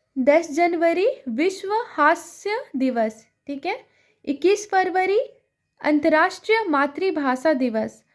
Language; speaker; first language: Hindi; native; Hindi